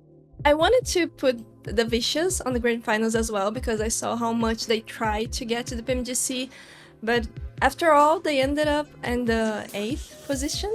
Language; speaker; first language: English; non-native, fluent; Portuguese